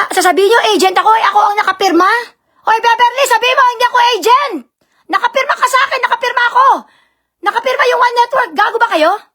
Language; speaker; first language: Filipino; native; Filipino